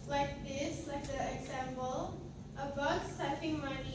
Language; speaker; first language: English; non-native, fluent; Indonesian